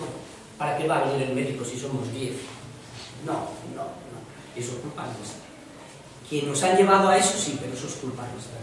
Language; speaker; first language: Spanish; native; Spanish